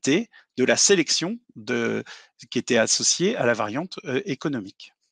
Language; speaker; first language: French; native; French